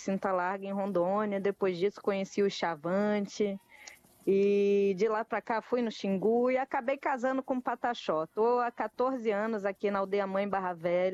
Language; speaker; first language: Portuguese; native; Portuguese